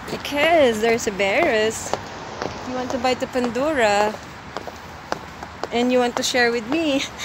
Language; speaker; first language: English; non-native, local second language; Filipino